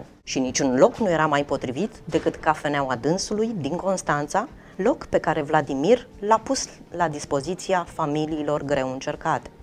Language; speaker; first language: Romanian; native; Romanian